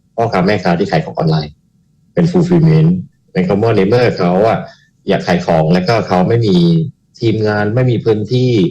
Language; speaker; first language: Thai; non-native, fluent; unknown